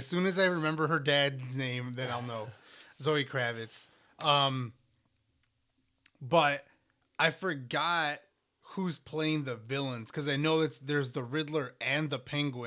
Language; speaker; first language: English; native; English